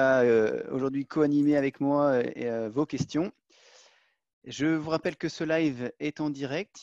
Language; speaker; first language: French; native; French